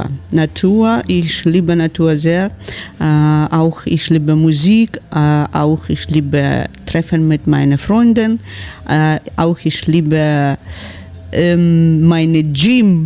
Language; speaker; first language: German; non-native, learner; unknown